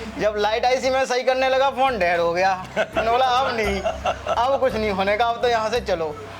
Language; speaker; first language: Hindi; native; Hindi